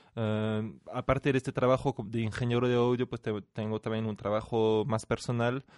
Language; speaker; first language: Spanish; non-native, fluent; French